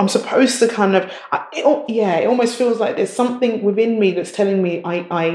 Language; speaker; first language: English; native; English